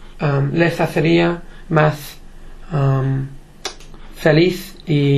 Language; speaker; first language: Spanish; non-native, learner; English